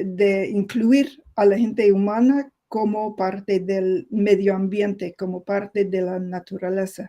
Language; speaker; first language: Spanish; non-native, fluent; English